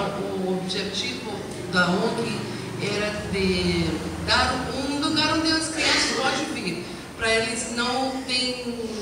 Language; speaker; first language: Portuguese; non-native, learner; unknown